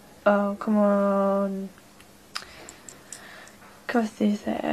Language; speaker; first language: Spanish; non-native, learner; English